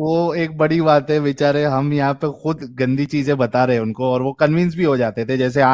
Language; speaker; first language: Hindi; native; Hindi